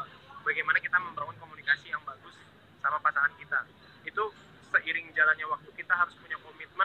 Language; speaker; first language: Indonesian; native; Indonesian